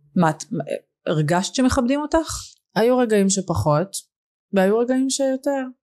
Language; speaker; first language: Hebrew; native; Hebrew